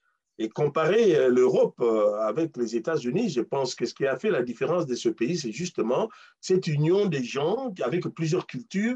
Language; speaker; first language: French; non-native, local second language; Luba-Lulua